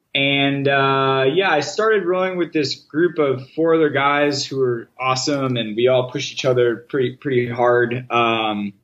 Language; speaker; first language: English; native; English